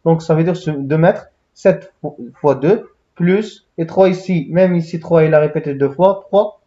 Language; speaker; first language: French; non-native, local second language; Arabic